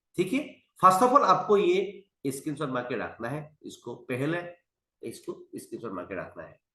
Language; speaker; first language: Hindi; non-native, local second language; Assamese